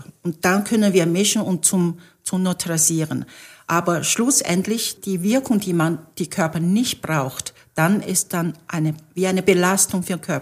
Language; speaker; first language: German; non-native, fluent; Chinese